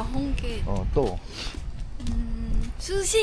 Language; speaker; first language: Korean; non-native, learner; Vietnamese